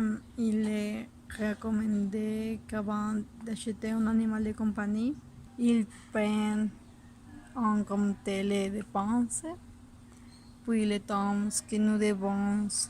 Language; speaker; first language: French; non-native, learner; Spanish